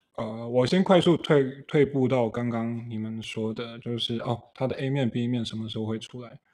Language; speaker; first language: Chinese; early bilingual, heritage; Chinese